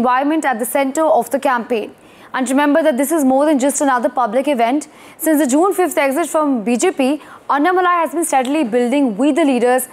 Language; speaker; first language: English; non-native, local second language; Punjabi